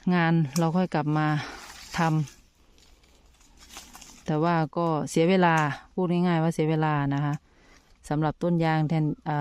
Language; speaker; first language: Thai; non-native, local second language; Lao